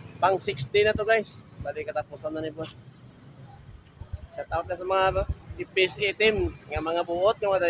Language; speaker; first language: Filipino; non-native, local second language; Cebuano